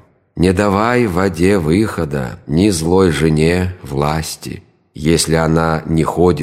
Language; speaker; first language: Russian; native; Russian